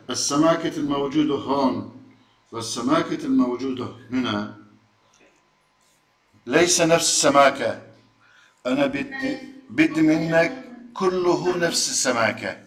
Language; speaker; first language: Arabic; non-native, fluent; Turkish